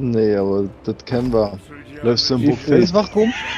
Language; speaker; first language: German; native; German